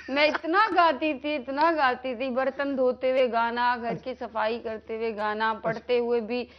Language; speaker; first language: Urdu; non-native, local second language; Kashmiri